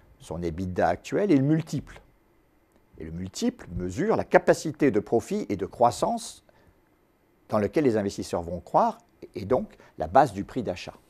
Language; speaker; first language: French; native; French